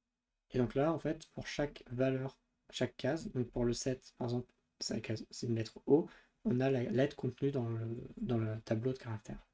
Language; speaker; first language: French; native; French